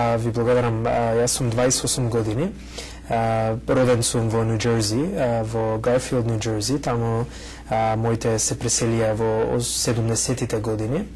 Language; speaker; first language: Macedonian; early bilingual, heritage; Macedonian